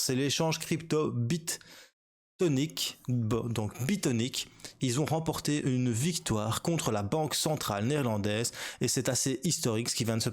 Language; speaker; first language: French; native; French